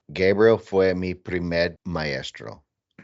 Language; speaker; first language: Spanish; non-native, learner; English